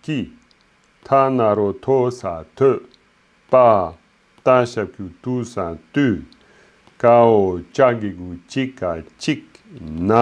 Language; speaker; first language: French; native; French